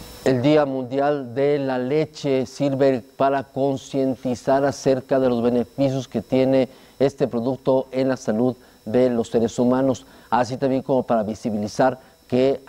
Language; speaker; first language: Spanish; native; Spanish